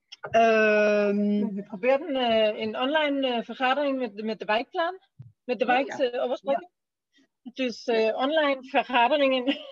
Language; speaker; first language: Dutch; non-native, learner; Danish